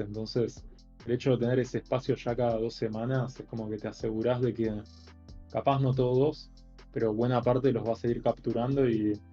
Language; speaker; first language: Spanish; native; Spanish